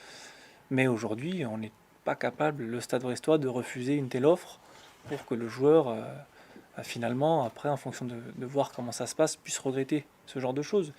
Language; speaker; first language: French; native; French